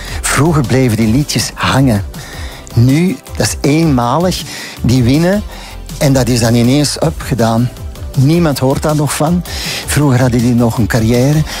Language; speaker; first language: Dutch; native; Dutch